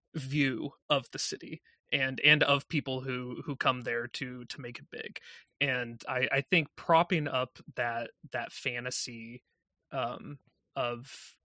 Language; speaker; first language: English; native; English